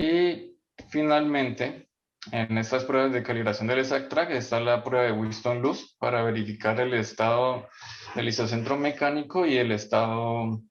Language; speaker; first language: Spanish; native; Spanish